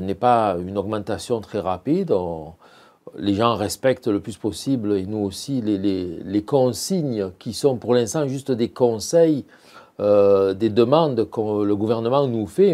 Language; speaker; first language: French; native; French